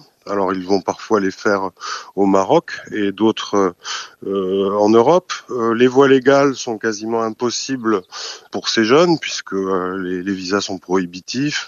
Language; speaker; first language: French; native; French